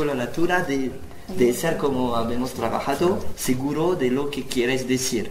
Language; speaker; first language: Spanish; non-native, learner; French